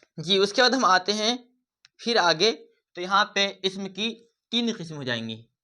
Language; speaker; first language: Urdu; native; Urdu